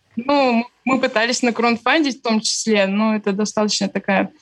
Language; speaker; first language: Russian; native; Russian